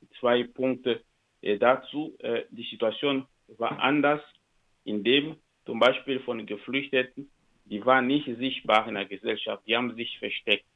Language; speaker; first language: German; non-native, learner; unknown